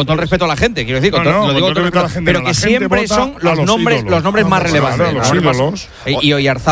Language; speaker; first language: Spanish; native; Spanish